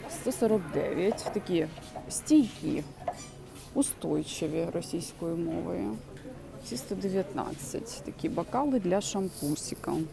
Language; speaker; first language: Ukrainian; non-native, local second language; Russian